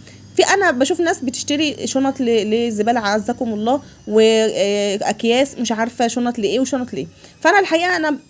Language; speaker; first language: Arabic; native; Arabic